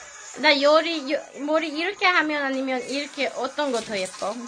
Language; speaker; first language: Korean; non-native, learner; Swedish